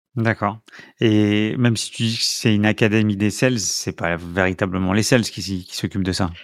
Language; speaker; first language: French; native; French